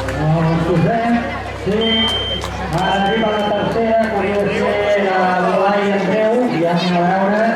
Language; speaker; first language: Catalan; native; Catalan